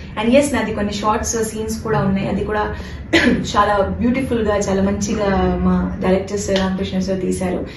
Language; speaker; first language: Telugu; non-native, fluent; Hindi